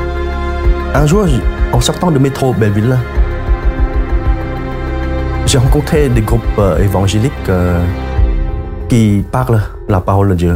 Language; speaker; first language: French; non-native, fluent; Khmer